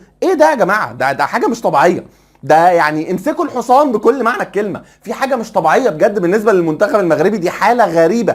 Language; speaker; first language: Arabic; native; Arabic